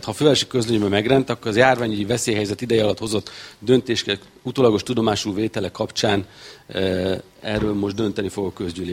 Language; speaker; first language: Hungarian; native; Hungarian